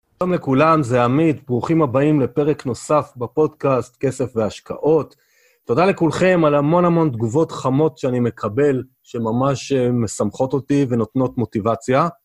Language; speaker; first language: Hebrew; native; Hebrew